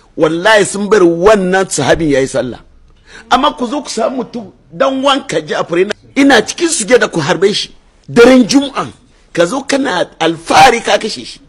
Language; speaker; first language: Hausa; native; Hausa